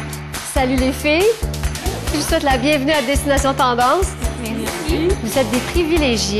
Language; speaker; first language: French; native; French